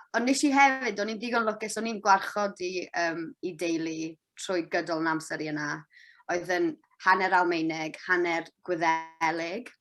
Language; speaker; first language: Welsh; native; Welsh